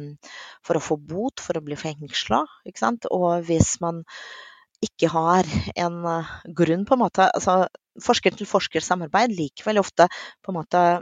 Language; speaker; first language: Norwegian; non-native, fluent; Russian